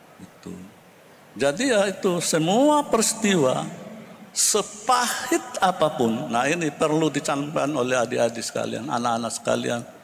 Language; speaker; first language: Indonesian; non-native, local second language; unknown